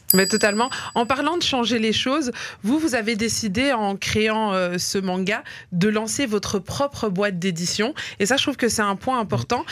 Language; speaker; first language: French; early bilingual, other home language; Lingala